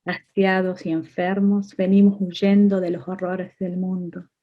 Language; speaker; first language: Spanish; native; Spanish